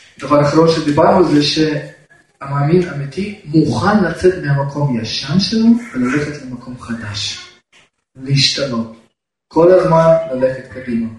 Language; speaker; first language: Hebrew; non-native, fluent; Russian